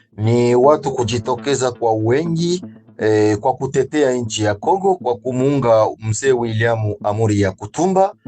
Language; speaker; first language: Swahili; native; Swahili